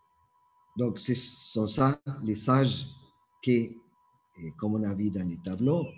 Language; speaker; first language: French; non-native, fluent; Spanish